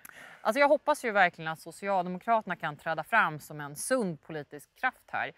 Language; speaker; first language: Swedish; native; Swedish